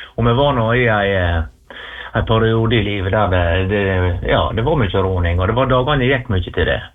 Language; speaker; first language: Norwegian; native; Norwegian